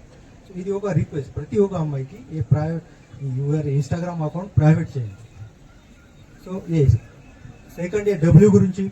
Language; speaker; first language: Telugu; non-native, learner; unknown